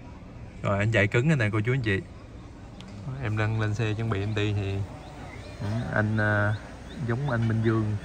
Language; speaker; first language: Vietnamese; native; Vietnamese